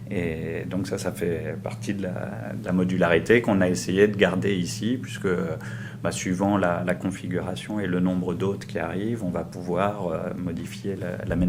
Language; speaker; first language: French; native; French